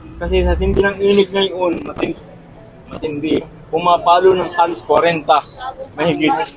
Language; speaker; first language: Filipino; non-native, local second language; Bikol